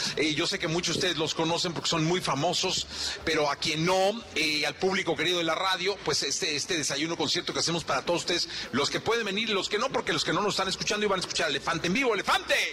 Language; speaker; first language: Spanish; native; Spanish